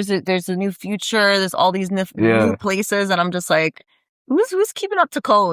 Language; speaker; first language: English; native; English